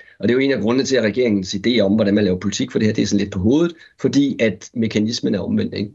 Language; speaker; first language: Danish; native; Danish